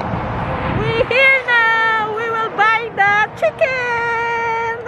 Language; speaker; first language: English; non-native, learner; Filipino